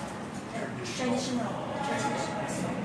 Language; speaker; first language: English; non-native, learner; Vietnamese